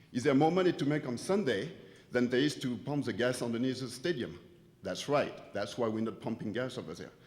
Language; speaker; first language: English; non-native, fluent; French